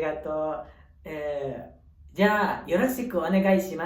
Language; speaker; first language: Japanese; non-native, learner; Indonesian